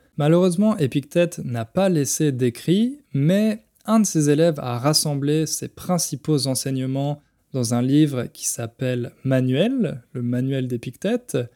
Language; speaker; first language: French; native; French